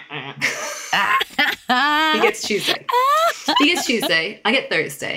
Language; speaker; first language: English; native; English